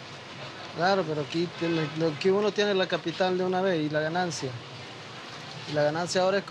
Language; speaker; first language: Spanish; native; Spanish